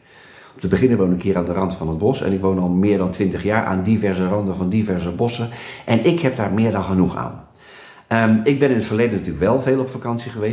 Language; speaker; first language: Dutch; native; Dutch